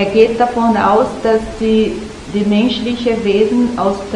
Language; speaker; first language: German; non-native, learner; Portuguese